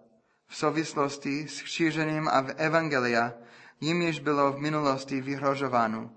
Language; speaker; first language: Czech; non-native, fluent; English